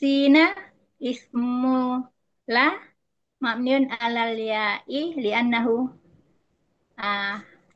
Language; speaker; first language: Arabic; non-native, learner; Indonesian